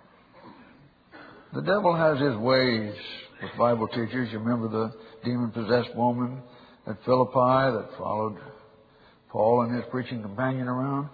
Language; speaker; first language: English; native; English